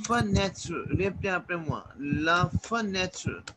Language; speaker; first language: French; non-native, learner; Hindi